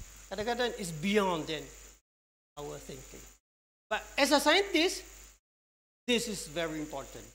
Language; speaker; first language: English; non-native, local second language; Malay